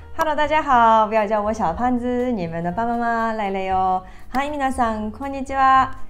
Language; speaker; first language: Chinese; non-native, fluent; Japanese